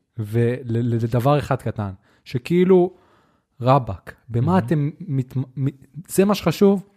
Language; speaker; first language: Hebrew; early bilingual, heritage; Hebrew